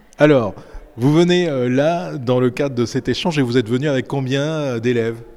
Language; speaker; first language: French; native; French